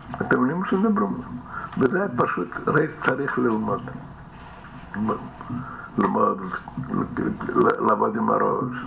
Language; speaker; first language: Hebrew; non-native, fluent; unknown